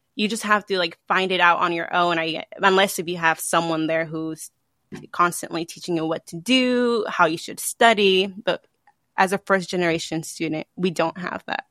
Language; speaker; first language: English; early bilingual, other home language; Spanish